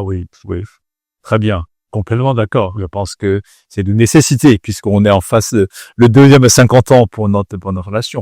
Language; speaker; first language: French; non-native, fluent; Chinese